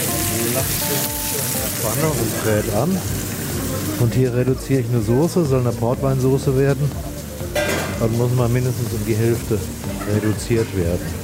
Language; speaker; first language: German; native; German